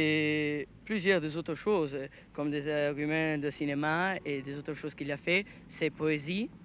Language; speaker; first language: French; non-native, learner; Spanish